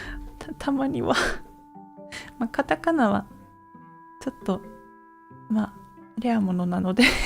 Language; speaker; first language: Japanese; non-native, learner; English